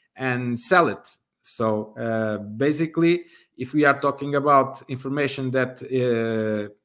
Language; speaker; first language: English; non-native, fluent; Portuguese